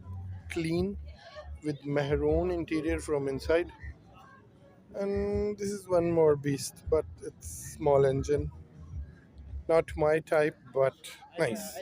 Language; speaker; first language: English; non-native, local second language; Urdu